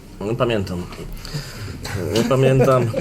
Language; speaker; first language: Polish; non-native, learner; Czech